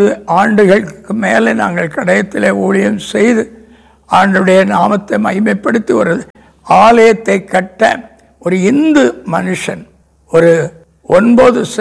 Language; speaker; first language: Tamil; native; Tamil